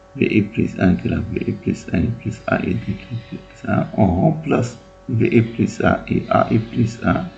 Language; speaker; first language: French; non-native, local second language; Arabic